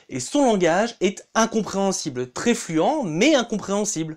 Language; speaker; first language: French; native; French